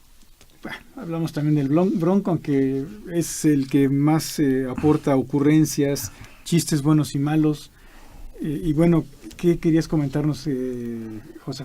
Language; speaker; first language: Spanish; native; Spanish